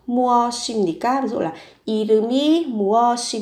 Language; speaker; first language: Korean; non-native, fluent; Vietnamese